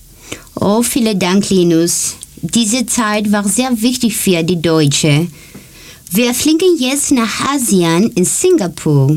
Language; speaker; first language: German; non-native, learner; Greek